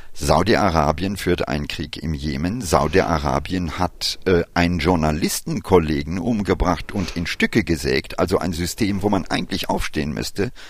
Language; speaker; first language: German; early bilingual, other home language; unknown